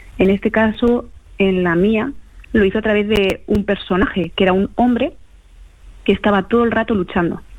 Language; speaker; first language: Spanish; early bilingual, other home language; Portuguese